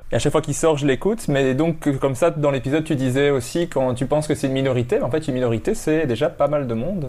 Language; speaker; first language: French; native; French